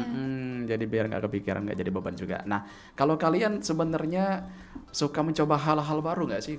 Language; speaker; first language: Indonesian; native; Indonesian